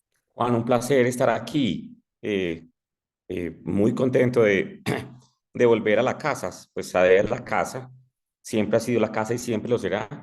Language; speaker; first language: Spanish; native; Spanish